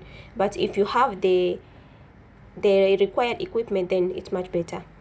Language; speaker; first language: English; non-native, local second language; Swahili